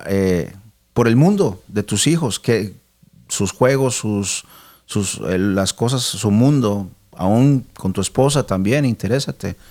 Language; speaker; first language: Spanish; early bilingual, heritage; Spanish